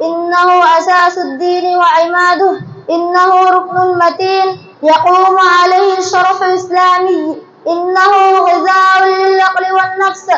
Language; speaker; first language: Arabic; non-native, learner; Urdu